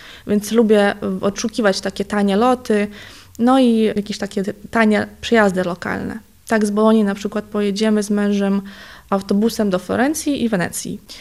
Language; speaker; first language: Polish; non-native, fluent; Ukrainian